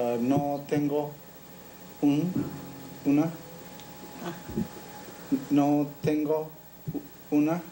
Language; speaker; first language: Spanish; non-native, learner; Japanese